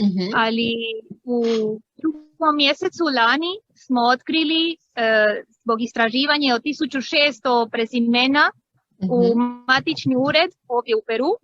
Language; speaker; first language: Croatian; early bilingual, heritage; Croatian